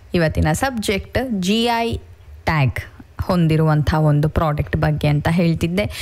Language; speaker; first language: Kannada; native; Kannada